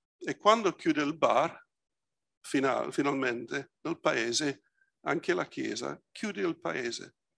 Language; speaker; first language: Italian; early bilingual, heritage; Italian